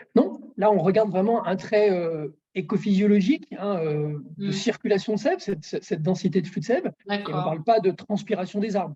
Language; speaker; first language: French; native; French